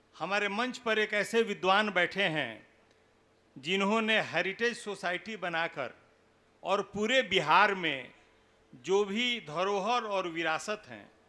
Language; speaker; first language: Hindi; native; Hindi